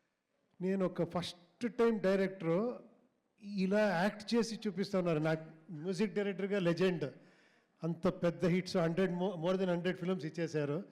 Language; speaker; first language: Telugu; non-native, local second language; Kannada